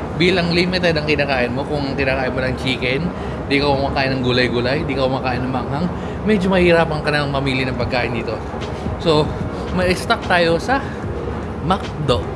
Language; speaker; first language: Filipino; native; Filipino